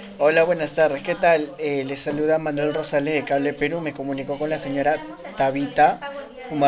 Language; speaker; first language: Spanish; native; Spanish